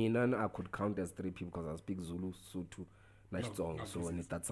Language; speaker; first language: English; non-native, local second language; Tsonga